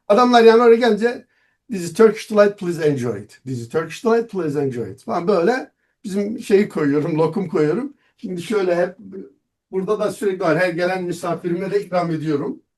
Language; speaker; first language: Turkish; non-native, local second language; Kurdish